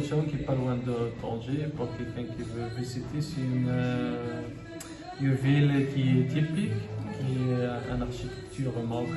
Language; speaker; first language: French; non-native, local second language; Arabic